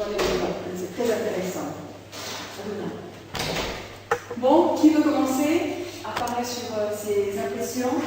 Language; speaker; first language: French; non-native, fluent; Spanish